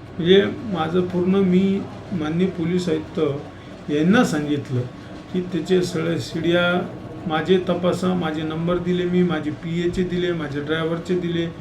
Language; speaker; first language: Marathi; native; Marathi